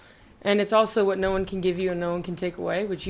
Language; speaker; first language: English; native; English